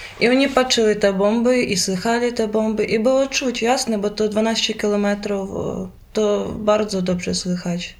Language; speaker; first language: Polish; non-native, learner; Ukrainian